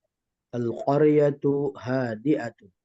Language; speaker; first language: Arabic; non-native, learner; Indonesian